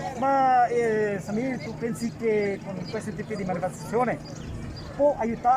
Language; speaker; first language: Italian; non-native, learner; Urdu